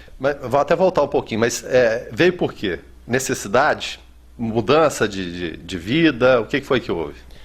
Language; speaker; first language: Portuguese; native; Portuguese